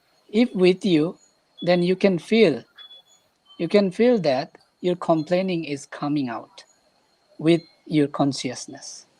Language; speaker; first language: English; non-native, fluent; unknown